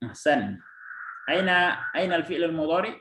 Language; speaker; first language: Arabic; non-native, fluent; Indonesian